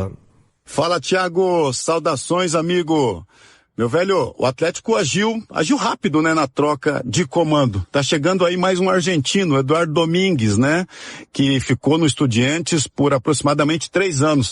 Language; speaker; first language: Portuguese; native; Portuguese